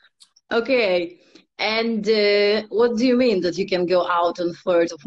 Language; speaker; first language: English; non-native, fluent; Polish